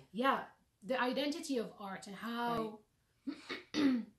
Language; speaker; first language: English; non-native, fluent; Arabic